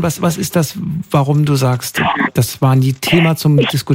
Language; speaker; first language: German; native; German